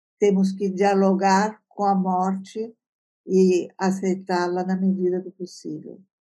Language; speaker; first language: Portuguese; early bilingual, other home language; Italian